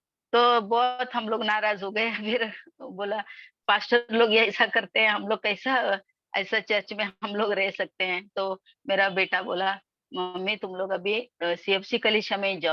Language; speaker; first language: Hindi; non-native, local second language; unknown